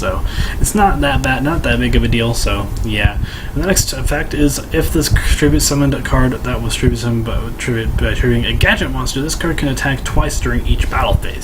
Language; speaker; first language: English; native; English